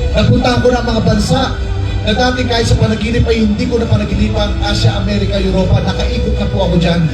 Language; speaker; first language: Filipino; native; Filipino